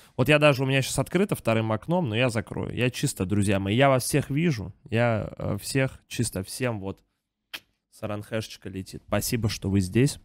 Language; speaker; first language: Russian; native; Russian